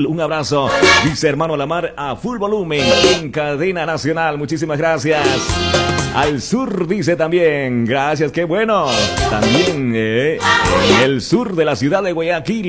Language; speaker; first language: Spanish; native; Spanish